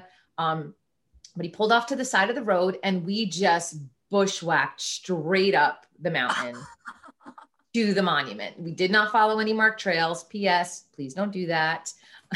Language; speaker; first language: English; native; English